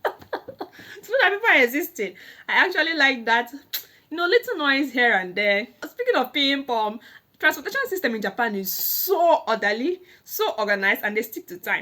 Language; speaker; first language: English; non-native, local second language; Igbo